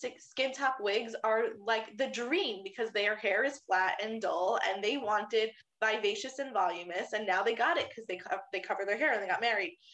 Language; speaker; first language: English; native; English